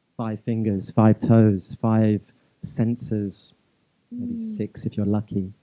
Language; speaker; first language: English; native; English